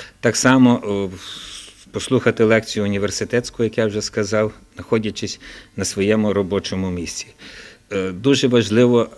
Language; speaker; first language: Ukrainian; native; Ukrainian